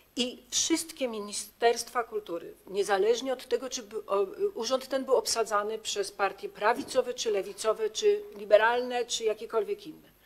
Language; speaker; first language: Polish; native; Polish